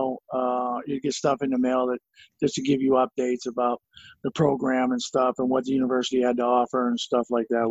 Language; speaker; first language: English; native; English